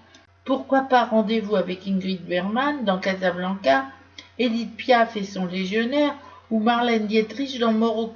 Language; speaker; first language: French; native; French